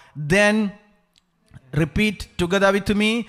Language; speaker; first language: English; non-native, local second language; Malayalam